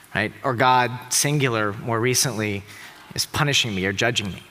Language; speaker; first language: English; native; English